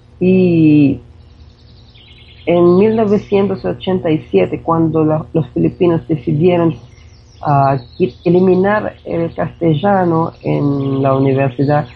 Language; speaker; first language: Spanish; non-native, fluent; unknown